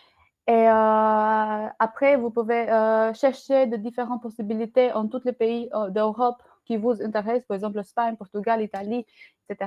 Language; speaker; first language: French; non-native, learner; Albanian